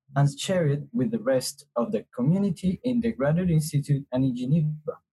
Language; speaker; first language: English; non-native, fluent; Spanish